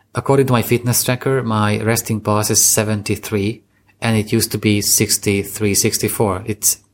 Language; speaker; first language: English; non-native, fluent; Hungarian